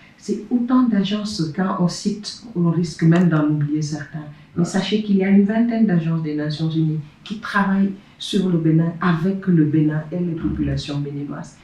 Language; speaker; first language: French; non-native, local second language; Wolof